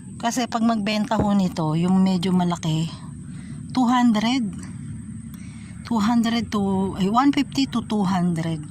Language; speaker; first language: Filipino; native; Filipino